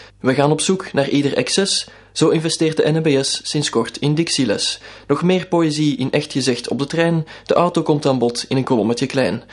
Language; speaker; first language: Dutch; native; Dutch